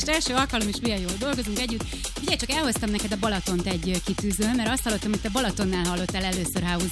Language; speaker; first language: Hungarian; native; Hungarian